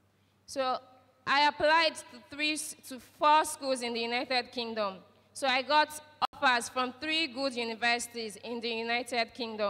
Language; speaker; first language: English; non-native, local second language; Yoruba